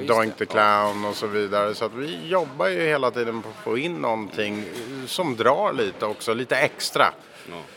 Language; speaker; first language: Swedish; non-native, fluent; English